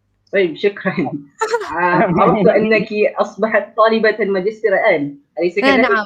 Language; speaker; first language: Arabic; non-native, fluent; Malay